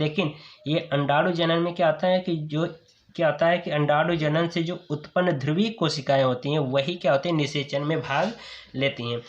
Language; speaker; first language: Hindi; native; Hindi